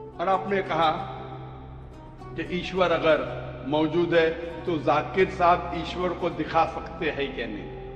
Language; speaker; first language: Urdu; non-native, local second language; Konkani